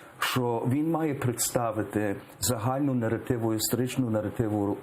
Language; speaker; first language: Ukrainian; early bilingual, heritage; English